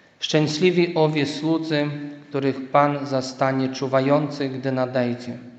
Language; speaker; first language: Polish; native; Polish